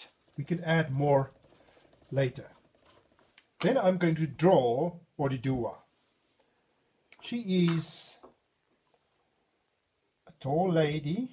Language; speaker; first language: English; non-native, fluent; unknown